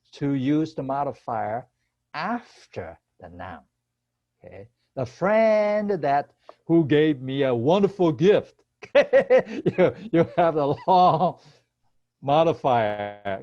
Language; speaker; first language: English; non-native, fluent; Chinese